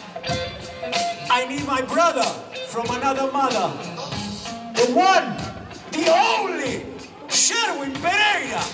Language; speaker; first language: Chinese; non-native, learner; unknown